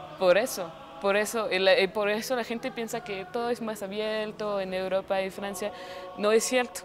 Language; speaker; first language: Spanish; non-native, fluent; French